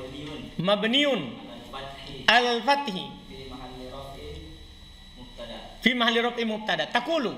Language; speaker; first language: Arabic; non-native, fluent; Indonesian